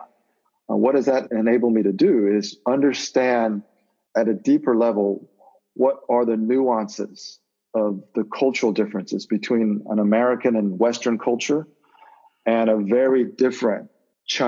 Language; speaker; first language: English; native; English